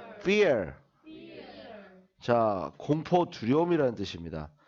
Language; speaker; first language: Korean; native; Korean